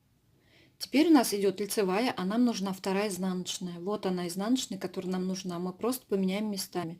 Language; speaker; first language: Russian; native; Russian